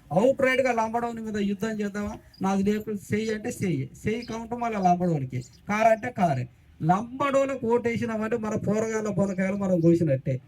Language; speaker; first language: Telugu; non-native, local second language; Koya